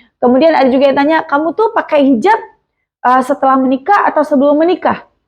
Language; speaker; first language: Indonesian; native; Indonesian